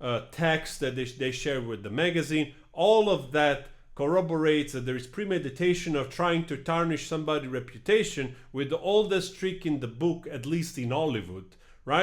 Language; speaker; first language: English; non-native, fluent; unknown